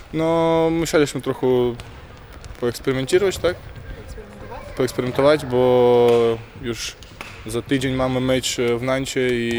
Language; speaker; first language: Polish; non-native, fluent; Russian